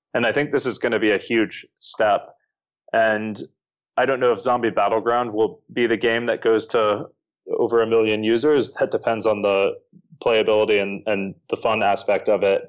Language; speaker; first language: English; native; English